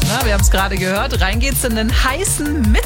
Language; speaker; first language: German; native; German